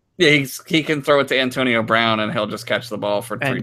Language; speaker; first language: English; native; English